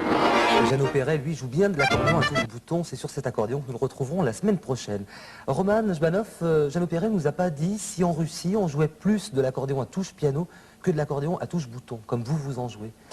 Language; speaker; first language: French; native; French